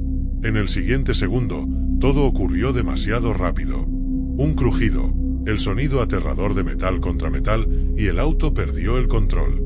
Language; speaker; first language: Spanish; native; Spanish